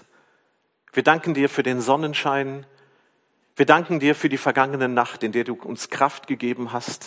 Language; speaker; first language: German; native; German